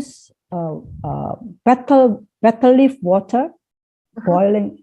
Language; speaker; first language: English; non-native, fluent; Indonesian